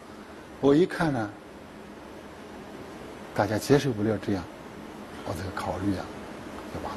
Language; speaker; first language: Chinese; native; Chinese